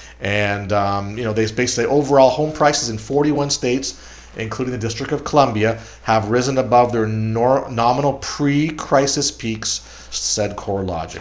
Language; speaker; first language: English; native; English